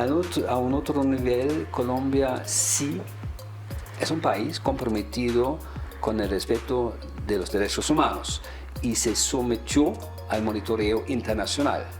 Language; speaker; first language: Spanish; non-native, fluent; German